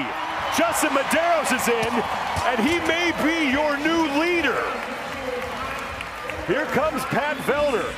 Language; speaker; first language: English; native; English